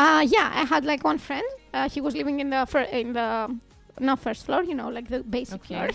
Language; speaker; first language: English; non-native, fluent; Greek